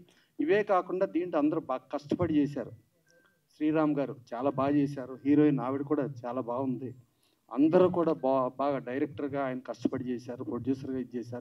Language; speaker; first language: Telugu; native; Telugu